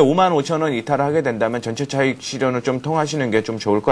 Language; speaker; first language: Korean; native; Korean